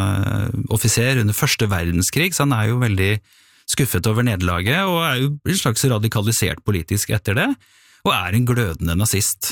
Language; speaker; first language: Norwegian; native; Norwegian